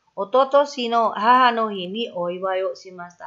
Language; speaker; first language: Japanese; non-native, fluent; Indonesian